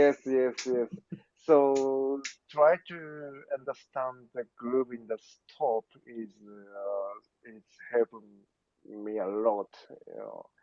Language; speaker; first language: English; non-native, learner; Japanese